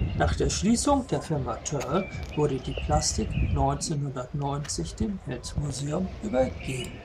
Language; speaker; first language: German; native; German